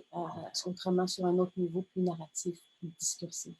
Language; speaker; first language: French; native; French